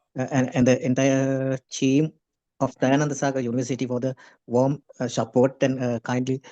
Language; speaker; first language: English; non-native, local second language; Sinhala